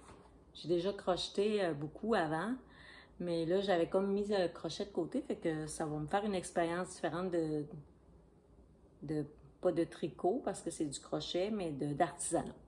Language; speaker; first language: French; native; French